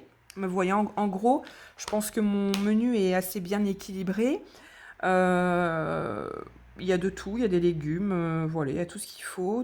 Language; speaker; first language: French; native; French